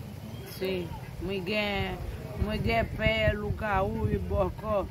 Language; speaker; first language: Spanish; early bilingual, other home language; Haitian Creole